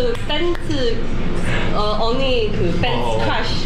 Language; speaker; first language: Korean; non-native, learner; Chinese